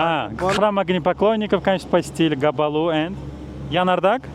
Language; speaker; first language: Russian; native; Russian